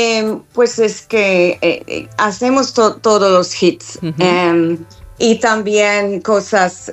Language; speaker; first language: Spanish; non-native, learner; English